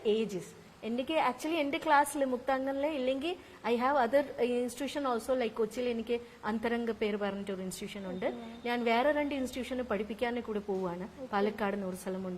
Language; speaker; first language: Malayalam; non-native, local second language; Bangla